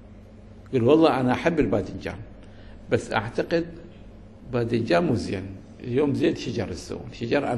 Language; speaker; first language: Arabic; native; Arabic